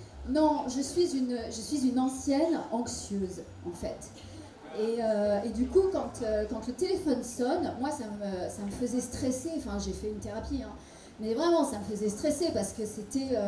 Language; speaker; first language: French; native; French